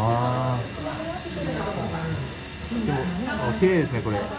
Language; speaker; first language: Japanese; non-native, learner; Korean